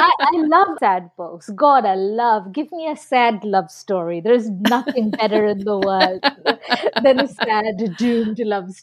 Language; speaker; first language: English; non-native, local second language; Bangla